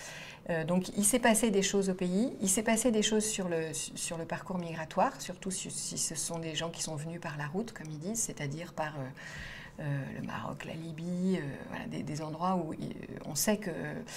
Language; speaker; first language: French; native; French